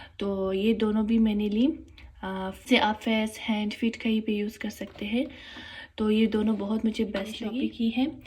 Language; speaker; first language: Urdu; non-native, local second language; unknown